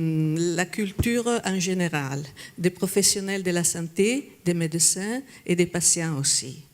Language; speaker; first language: French; non-native, fluent; Italian